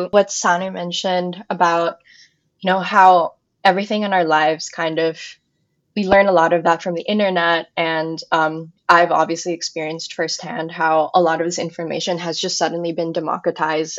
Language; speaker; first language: English; non-native, local second language; Filipino